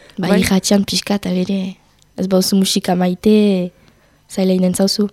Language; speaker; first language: Basque; non-native, local second language; French